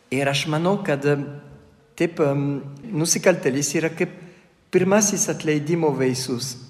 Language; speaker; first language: Lithuanian; non-native, fluent; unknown